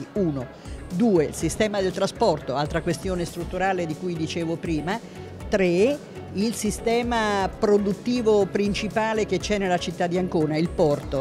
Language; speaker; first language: Italian; native; Italian